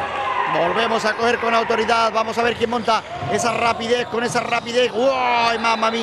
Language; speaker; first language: Spanish; native; Spanish